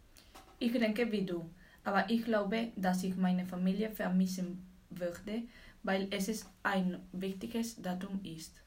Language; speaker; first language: German; non-native, learner; Spanish